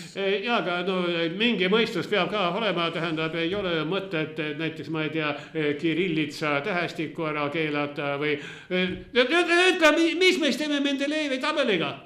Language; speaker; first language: Estonian; non-native, local second language; Russian